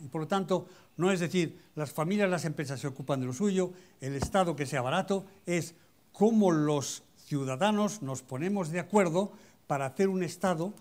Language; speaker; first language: Spanish; native; Spanish